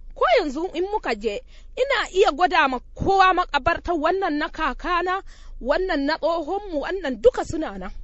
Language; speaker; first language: Hausa; non-native, local second language; Fula